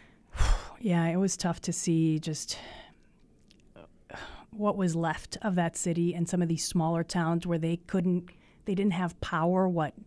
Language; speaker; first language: English; early bilingual, other home language; Spanish